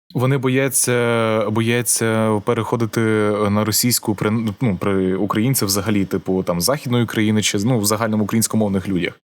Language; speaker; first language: Ukrainian; native; Ukrainian